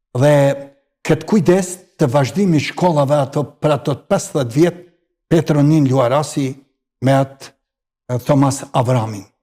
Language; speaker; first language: Albanian; native; Albanian